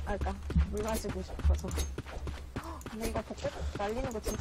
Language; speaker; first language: Korean; native; Korean